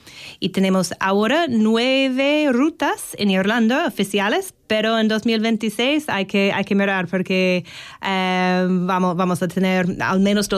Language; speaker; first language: Spanish; non-native, fluent; English